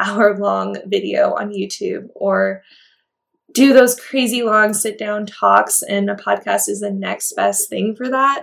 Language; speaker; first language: English; native; English